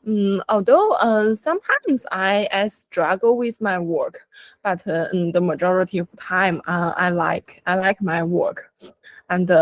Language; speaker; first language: English; non-native, learner; Chinese